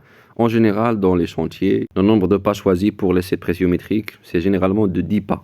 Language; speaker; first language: French; non-native, local second language; Arabic